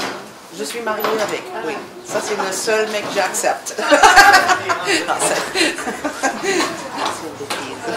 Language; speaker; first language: French; non-native, learner; German